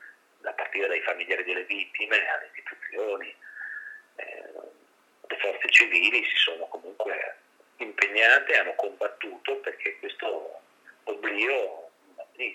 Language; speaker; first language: Italian; native; Italian